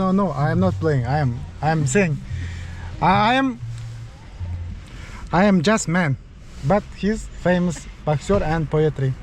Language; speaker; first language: English; non-native, learner; Kazakh